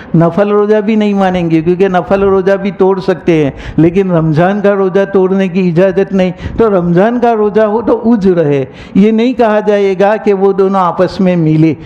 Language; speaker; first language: Urdu; non-native, local second language; Gujarati